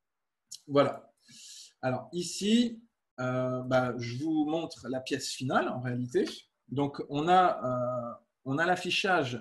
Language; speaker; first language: French; native; French